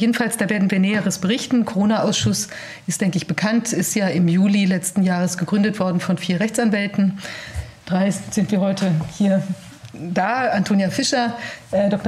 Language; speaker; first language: German; native; German